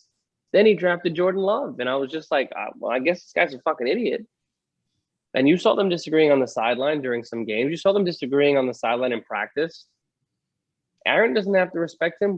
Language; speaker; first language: English; native; English